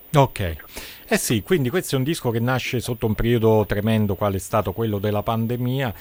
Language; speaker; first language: Italian; native; Italian